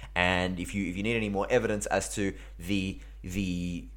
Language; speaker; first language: English; early bilingual, other home language; Greek